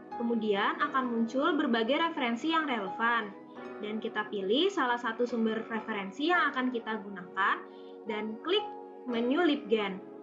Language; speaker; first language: Indonesian; native; Indonesian